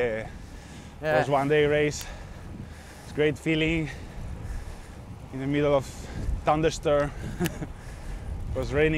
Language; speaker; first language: English; non-native, fluent; Italian